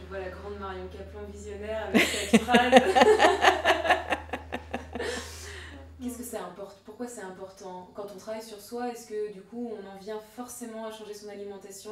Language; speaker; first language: French; native; French